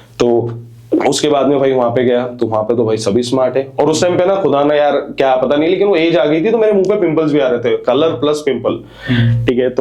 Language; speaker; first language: Hindi; non-native, local second language; Marathi